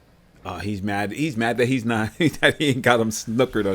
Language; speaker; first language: English; native; English